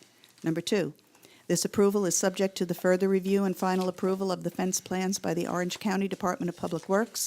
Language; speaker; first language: English; native; English